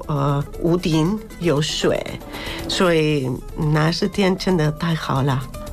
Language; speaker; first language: Chinese; non-native, fluent; Spanish